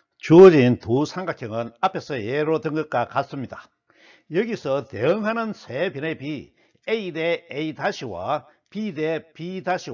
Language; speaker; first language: Korean; native; Korean